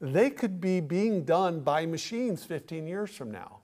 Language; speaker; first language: English; native; English